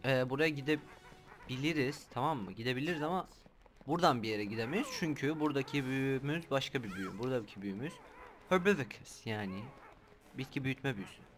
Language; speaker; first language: Turkish; native; Turkish